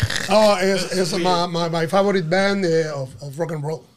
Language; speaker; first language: English; non-native, learner; Spanish